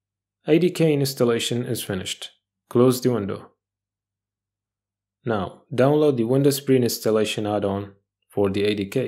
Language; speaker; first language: English; non-native, fluent; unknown